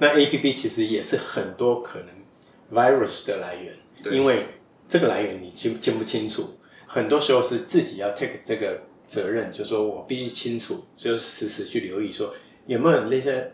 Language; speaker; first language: Chinese; native; Chinese